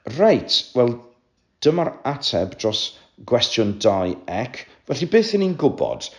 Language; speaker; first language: Welsh; native; Welsh